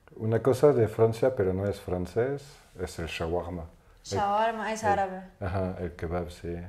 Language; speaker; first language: Spanish; non-native, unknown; French